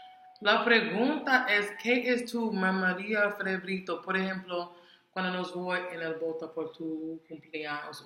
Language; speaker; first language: Spanish; non-native, learner; English